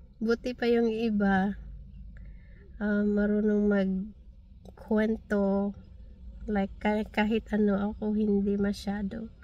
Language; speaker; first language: Filipino; non-native, local second language; Cebuano